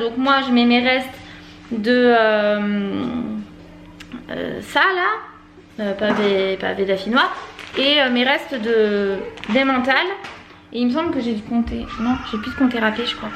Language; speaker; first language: French; native; French